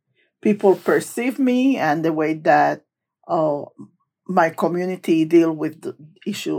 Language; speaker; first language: English; non-native, fluent; Spanish